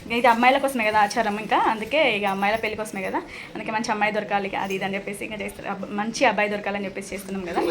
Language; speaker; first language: Telugu; non-native, local second language; Lambadi